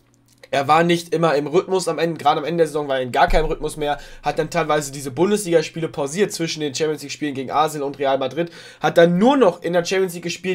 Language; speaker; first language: German; native; German